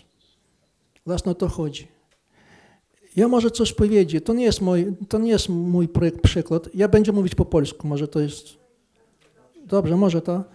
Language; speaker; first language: Polish; non-native, fluent; Ukrainian